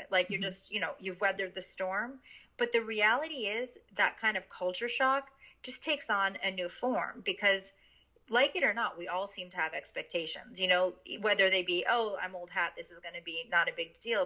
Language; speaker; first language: English; early bilingual, other home language; Japanese